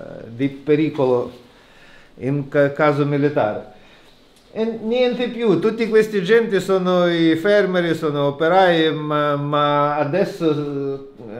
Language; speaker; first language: Italian; non-native, learner; Ukrainian